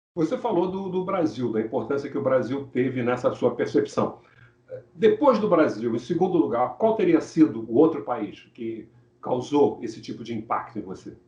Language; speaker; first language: Portuguese; native; Portuguese